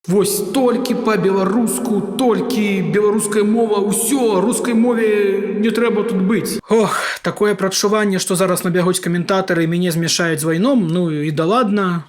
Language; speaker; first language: Belarusian; non-native, local second language; Russian